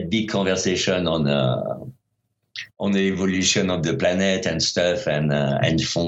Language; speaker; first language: English; non-native, fluent; French